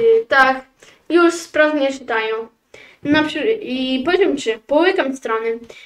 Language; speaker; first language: Polish; early bilingual, heritage; Polish